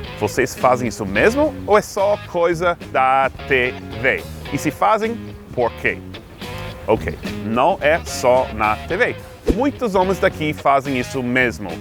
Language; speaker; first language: Portuguese; non-native, fluent; English